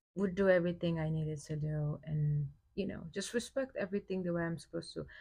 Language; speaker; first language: English; early bilingual, other home language; Wolof